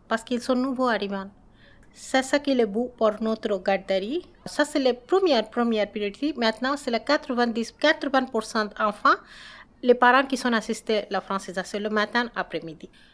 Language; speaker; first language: French; non-native, learner; Bangla